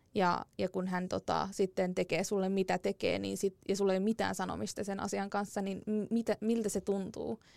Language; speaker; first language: Finnish; early bilingual, other home language; Arabic